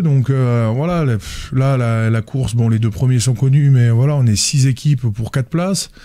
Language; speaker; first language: French; native; French